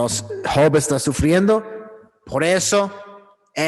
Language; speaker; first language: Spanish; non-native, learner; English